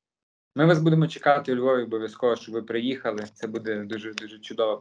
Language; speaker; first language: Ukrainian; native; Ukrainian